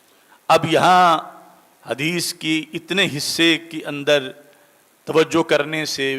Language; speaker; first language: Urdu; native; Urdu